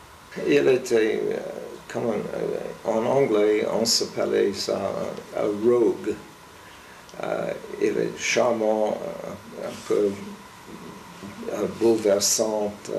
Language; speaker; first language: French; non-native, fluent; English